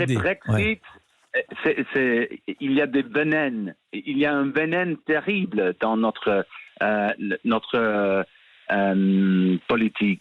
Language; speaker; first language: French; non-native, fluent; English